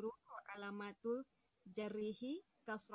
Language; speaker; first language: Arabic; non-native, learner; Indonesian